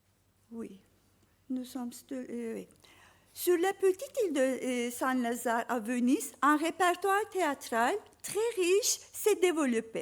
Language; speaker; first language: French; non-native, fluent; Turkish